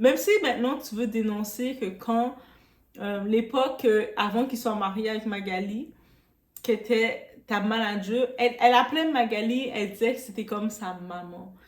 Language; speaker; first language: French; non-native, local second language; Arabic